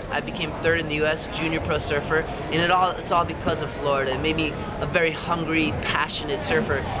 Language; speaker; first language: English; native; English